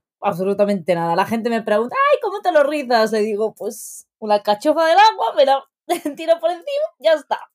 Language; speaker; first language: Spanish; early bilingual, other home language; Arabic